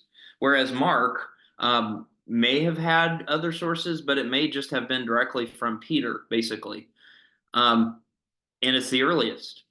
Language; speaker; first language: English; native; English